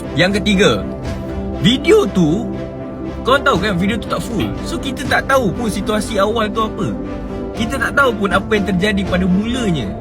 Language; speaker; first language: Malay; native; Malay